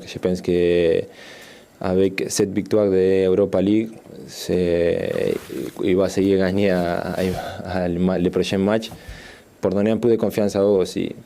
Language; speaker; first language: French; non-native, learner; Spanish